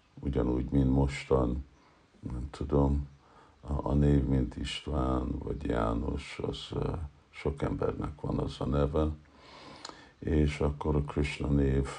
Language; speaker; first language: Hungarian; early bilingual, heritage; Hungarian